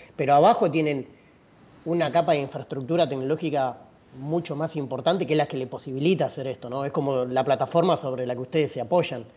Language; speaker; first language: Spanish; native; Spanish